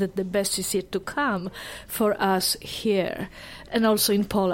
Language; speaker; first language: English; non-native, fluent; Polish